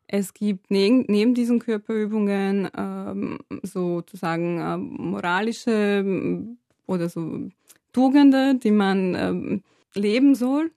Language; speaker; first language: German; non-native, fluent; Serbian